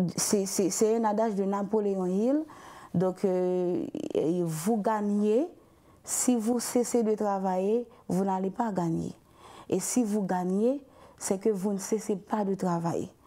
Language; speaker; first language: French; non-native, local second language; Haitian Creole